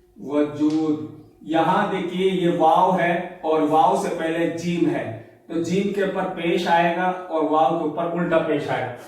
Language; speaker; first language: Urdu; native; Urdu